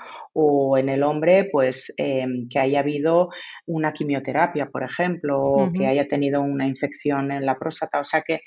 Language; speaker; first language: Spanish; native; Spanish